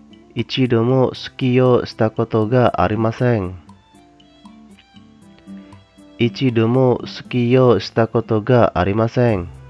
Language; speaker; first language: Japanese; non-native, fluent; Indonesian